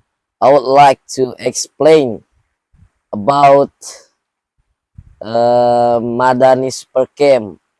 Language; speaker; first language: English; non-native, learner; Indonesian